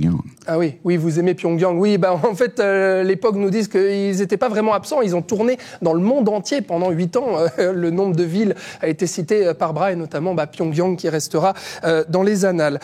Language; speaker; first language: French; native; French